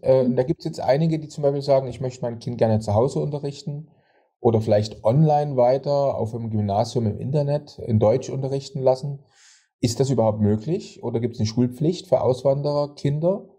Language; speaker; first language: German; native; German